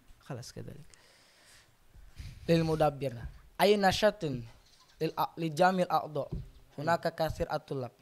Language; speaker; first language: Arabic; non-native, learner; Indonesian